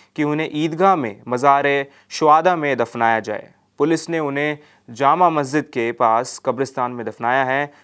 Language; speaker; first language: Hindi; native; Hindi